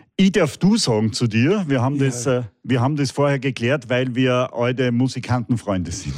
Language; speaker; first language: German; native; German